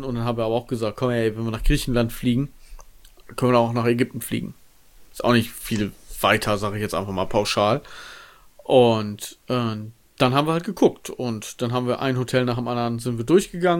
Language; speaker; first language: German; native; German